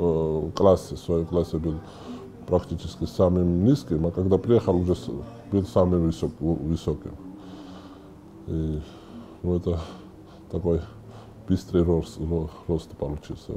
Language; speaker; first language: Russian; non-native, fluent; Georgian